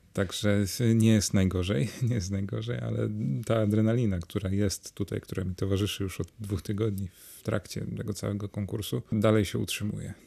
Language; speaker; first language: Polish; native; Polish